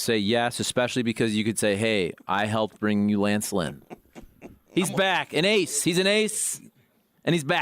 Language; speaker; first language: English; native; English